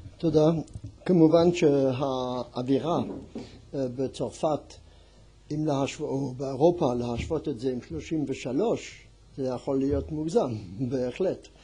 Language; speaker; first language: Hebrew; non-native, fluent; French